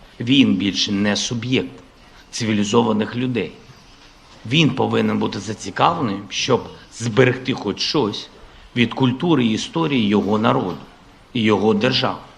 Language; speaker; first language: Ukrainian; non-native, local second language; Russian